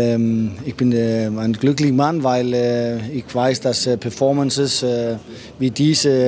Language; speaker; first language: German; non-native, fluent; Danish